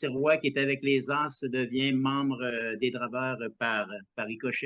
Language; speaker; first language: French; native; French